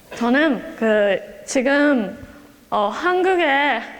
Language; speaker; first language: Korean; non-native, fluent; Japanese